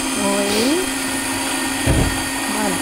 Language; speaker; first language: French; non-native, learner; Hindi